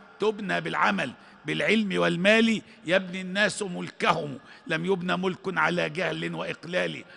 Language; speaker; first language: Arabic; native; Arabic